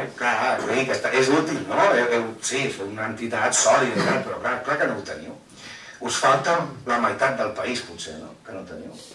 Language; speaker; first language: Catalan; non-native, local second language; Spanish